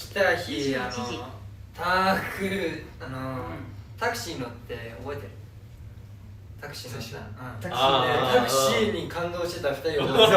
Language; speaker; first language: Japanese; native; Japanese